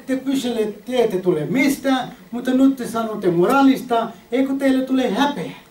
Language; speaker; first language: Finnish; non-native, fluent; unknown